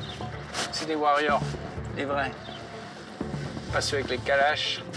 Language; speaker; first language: French; native; French